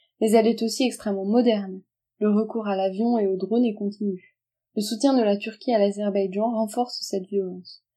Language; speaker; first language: French; native; French